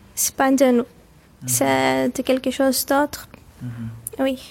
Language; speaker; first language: French; non-native, learner; Greek